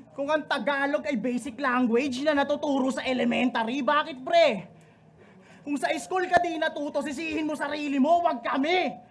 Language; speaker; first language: Filipino; native; Filipino